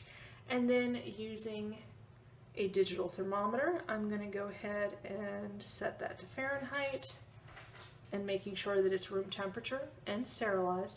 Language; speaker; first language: English; native; English